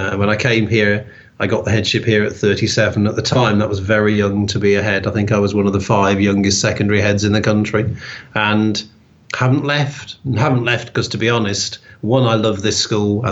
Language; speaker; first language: English; native; English